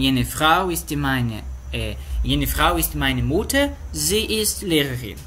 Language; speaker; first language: German; non-native, learner; Portuguese